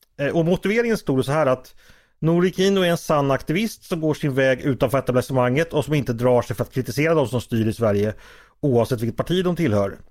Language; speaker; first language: Swedish; native; Swedish